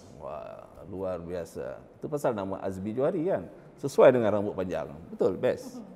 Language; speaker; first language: Malay; native; Malay